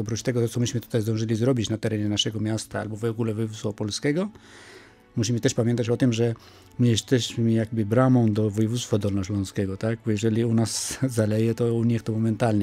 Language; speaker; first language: Polish; non-native, fluent; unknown